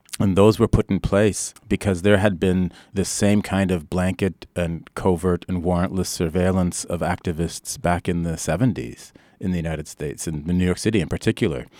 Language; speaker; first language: English; early bilingual, other home language; Arabic